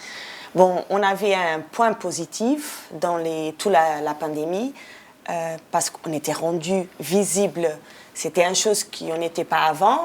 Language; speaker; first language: French; non-native, fluent; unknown